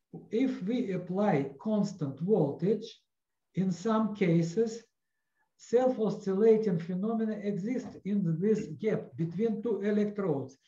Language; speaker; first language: English; non-native, learner; Russian